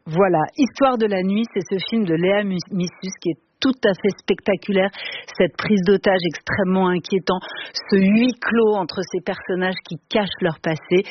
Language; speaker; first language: French; native; French